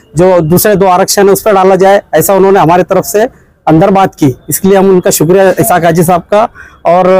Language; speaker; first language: Hindi; non-native, local second language; Urdu